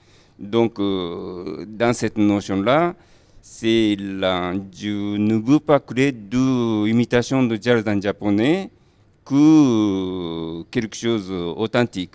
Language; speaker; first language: French; non-native, learner; Japanese